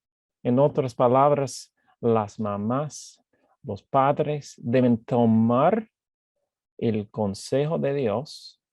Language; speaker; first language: Spanish; non-native, fluent; English